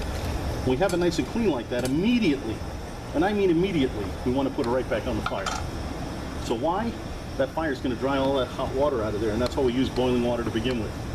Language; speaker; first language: English; native; English